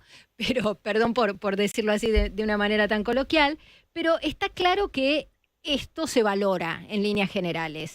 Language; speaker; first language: Spanish; native; Spanish